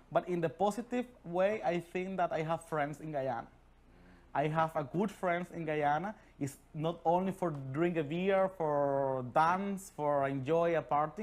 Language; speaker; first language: English; non-native, learner; Spanish